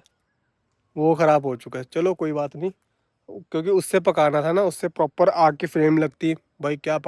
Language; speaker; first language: Hindi; non-native, local second language; Punjabi